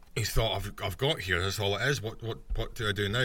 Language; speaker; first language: English; native; English